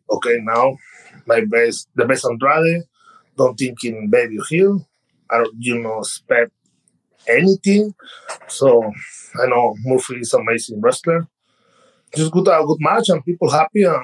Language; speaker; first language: English; non-native, learner; Spanish